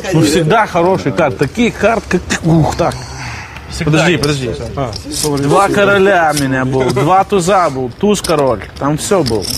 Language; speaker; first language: Russian; non-native, learner; Lithuanian